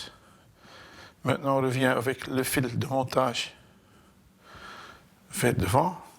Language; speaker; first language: French; non-native, fluent; Dutch